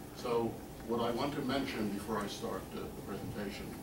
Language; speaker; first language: English; native; English